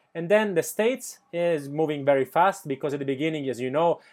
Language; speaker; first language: English; non-native, fluent; Italian